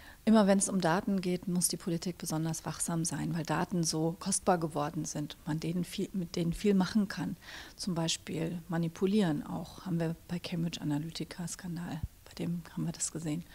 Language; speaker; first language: German; native; German